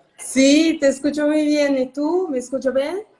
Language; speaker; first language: Spanish; non-native, fluent; Portuguese